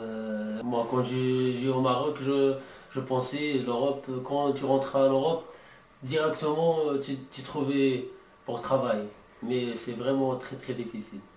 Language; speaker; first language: French; non-native, learner; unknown